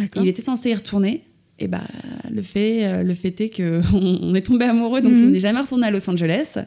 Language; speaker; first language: French; native; French